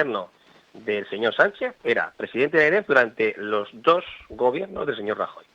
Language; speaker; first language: Spanish; native; Spanish